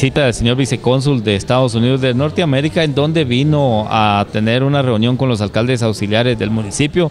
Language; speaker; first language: Spanish; native; Spanish